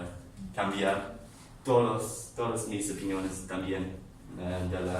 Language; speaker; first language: Spanish; non-native, learner; English